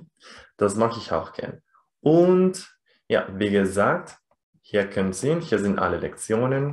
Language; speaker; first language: German; non-native, fluent; Spanish